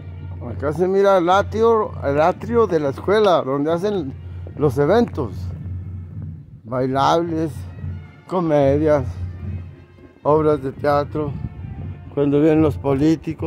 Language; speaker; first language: Spanish; native; Spanish